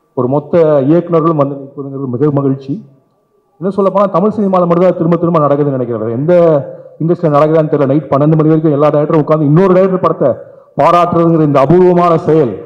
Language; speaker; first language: Tamil; native; Tamil